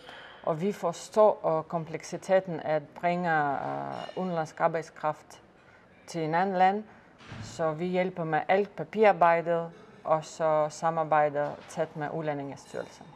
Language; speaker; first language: Danish; non-native, fluent; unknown